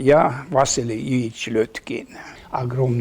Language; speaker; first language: Russian; non-native, fluent; Hungarian